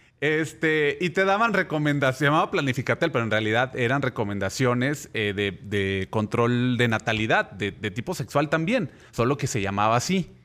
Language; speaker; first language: Spanish; native; Spanish